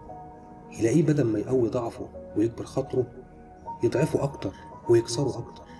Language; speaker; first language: Arabic; native; Arabic